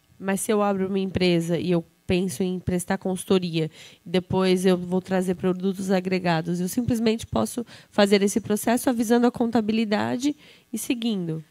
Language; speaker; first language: Portuguese; native; Portuguese